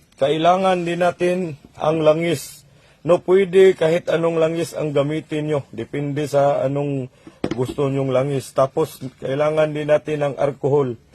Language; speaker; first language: Filipino; non-native, local second language; Cebuano